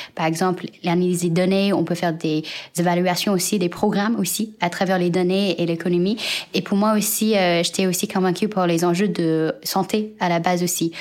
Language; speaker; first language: French; non-native, fluent; Chinese